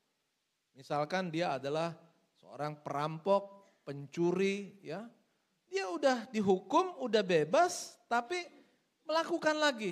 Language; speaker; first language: Indonesian; native; Indonesian